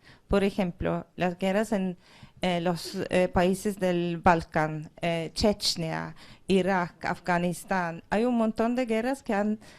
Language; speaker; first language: Spanish; non-native, fluent; Norwegian